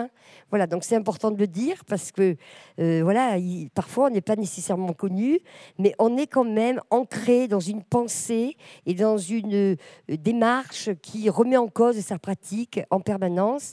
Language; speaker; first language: French; native; French